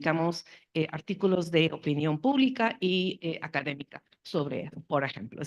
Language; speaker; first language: Spanish; non-native, fluent; English